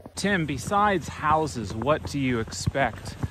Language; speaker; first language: English; native; English